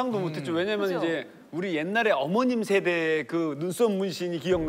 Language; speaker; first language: Korean; native; Korean